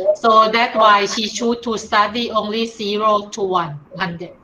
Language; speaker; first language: English; non-native, learner; Thai